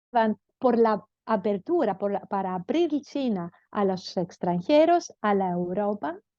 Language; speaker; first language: Spanish; non-native, fluent; Greek